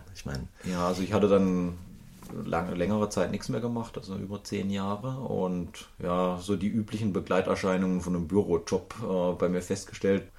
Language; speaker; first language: German; native; German